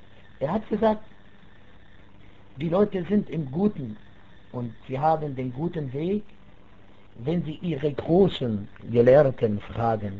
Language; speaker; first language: German; non-native, fluent; Arabic